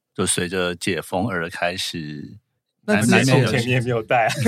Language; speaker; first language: Chinese; native; Chinese